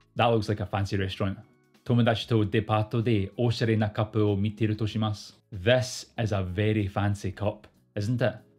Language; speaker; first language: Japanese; non-native, fluent; English